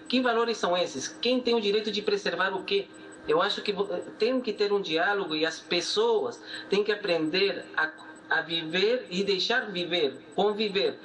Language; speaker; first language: Portuguese; non-native, fluent; Spanish